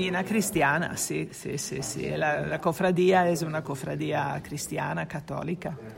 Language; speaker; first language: Spanish; non-native, learner; Italian